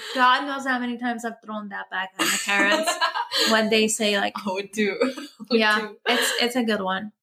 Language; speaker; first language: English; early bilingual, other home language; Persian